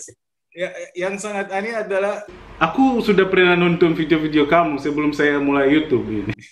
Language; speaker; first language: Indonesian; non-native, fluent; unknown